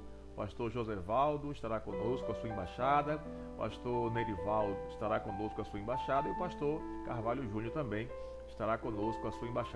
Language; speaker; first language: Portuguese; native; Portuguese